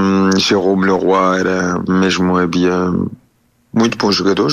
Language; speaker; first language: Portuguese; early bilingual, heritage; French